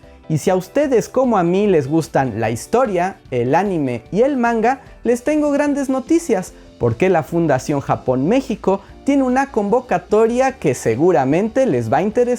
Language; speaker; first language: Spanish; native; Spanish